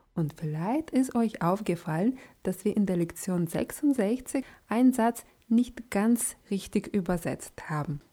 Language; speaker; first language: German; non-native, fluent; Russian